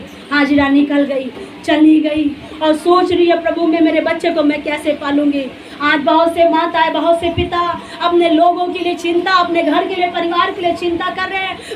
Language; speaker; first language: Hindi; native; Hindi